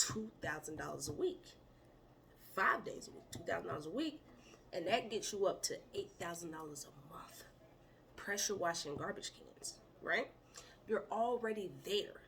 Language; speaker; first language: English; native; English